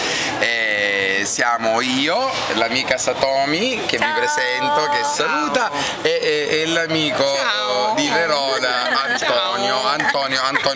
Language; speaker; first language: Italian; native; Italian